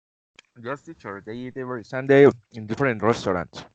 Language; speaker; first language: English; non-native, learner; Spanish